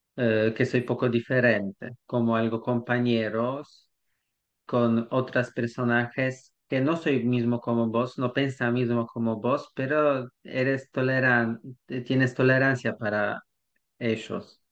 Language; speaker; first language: Spanish; non-native, learner; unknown